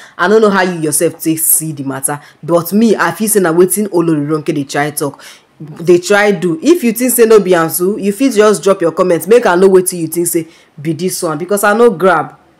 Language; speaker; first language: Nigerian Pidgin; non-native, local second language; Yoruba